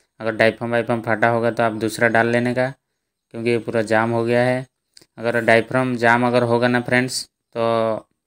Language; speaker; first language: Hindi; native; Hindi